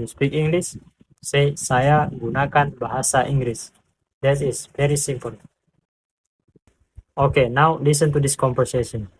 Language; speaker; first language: English; non-native, fluent; Indonesian